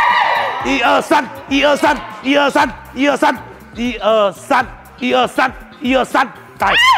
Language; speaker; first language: Chinese; native; Chinese